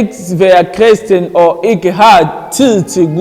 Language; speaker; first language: Danish; non-native, learner; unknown